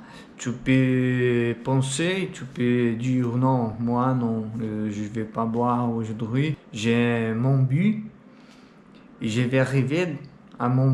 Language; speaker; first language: French; non-native, learner; Portuguese